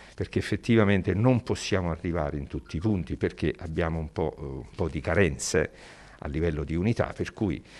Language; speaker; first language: Italian; native; Italian